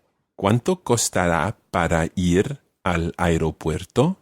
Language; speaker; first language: Spanish; non-native, fluent; English